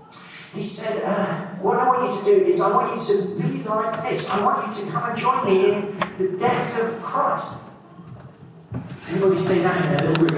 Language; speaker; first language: English; native; English